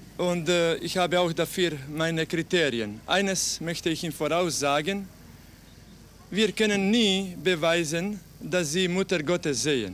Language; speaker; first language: German; non-native, fluent; Croatian